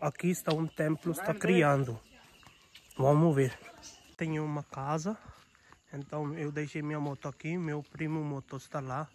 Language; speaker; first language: Portuguese; non-native, learner; Hindi